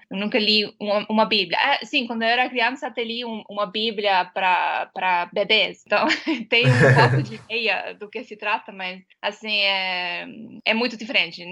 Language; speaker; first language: Portuguese; non-native, fluent; Estonian